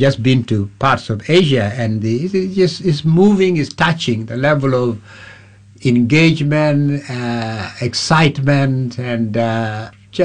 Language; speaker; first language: English; non-native, local second language; Acoli